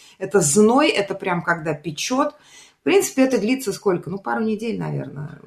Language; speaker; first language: Russian; native; Russian